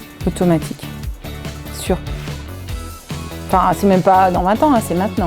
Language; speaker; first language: French; native; French